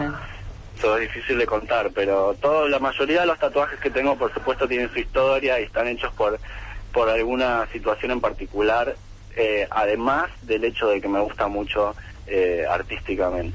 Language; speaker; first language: Spanish; native; Spanish